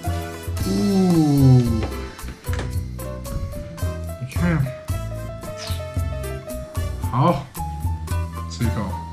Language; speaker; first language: Chinese; non-native, fluent; English